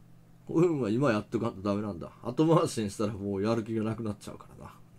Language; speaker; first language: Japanese; native; Japanese